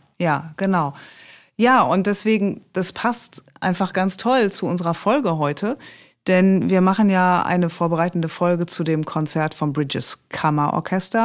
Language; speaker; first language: German; native; German